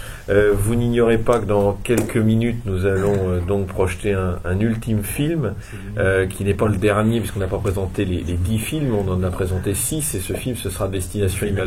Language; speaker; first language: French; native; French